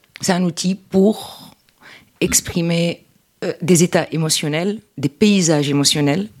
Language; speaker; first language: French; non-native, local second language; Arabic